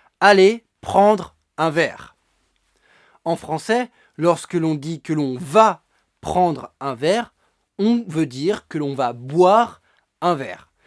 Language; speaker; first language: French; native; French